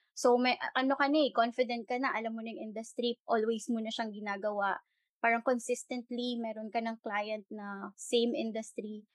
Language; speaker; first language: Filipino; non-native, local second language; Hiligaynon